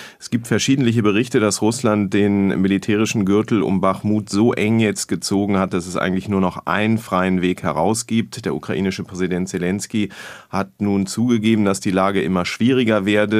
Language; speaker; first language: German; native; German